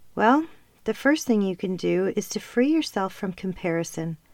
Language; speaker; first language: English; native; English